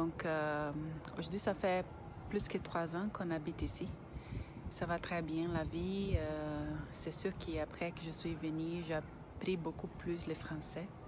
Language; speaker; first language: French; non-native, fluent; Portuguese